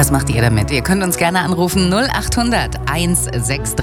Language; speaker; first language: German; native; German